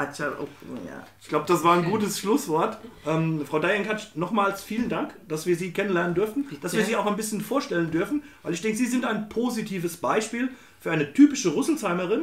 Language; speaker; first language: German; native; German